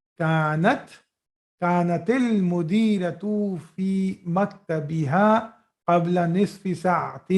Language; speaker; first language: Arabic; non-native, fluent; Urdu